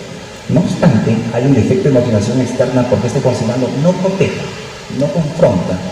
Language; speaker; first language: Spanish; native; Spanish